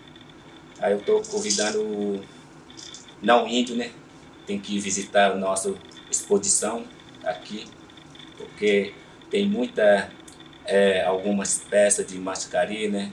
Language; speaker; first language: Portuguese; non-native, local second language; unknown